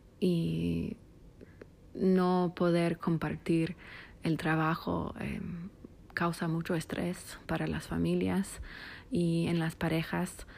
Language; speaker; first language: Spanish; non-native, fluent; English